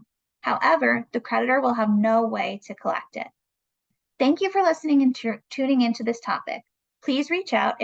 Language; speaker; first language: English; native; English